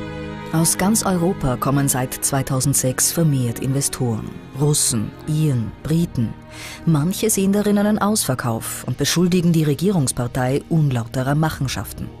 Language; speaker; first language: German; native; German